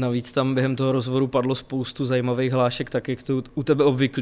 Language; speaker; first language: Czech; native; Czech